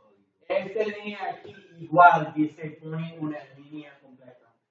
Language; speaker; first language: Spanish; non-native, learner; English